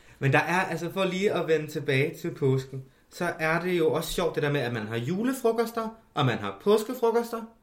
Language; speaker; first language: Danish; native; Danish